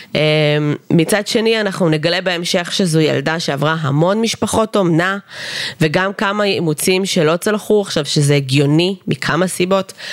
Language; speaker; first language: Hebrew; early bilingual, other home language; Russian